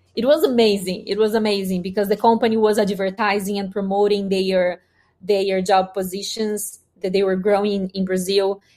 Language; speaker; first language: English; non-native, fluent; Portuguese